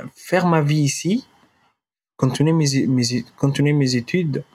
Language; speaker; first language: French; non-native, fluent; Arabic